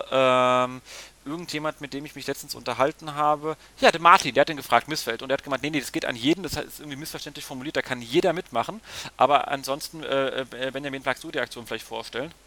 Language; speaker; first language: German; native; German